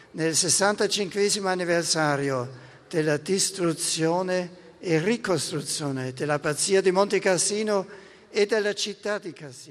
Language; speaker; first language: Italian; non-native, fluent; German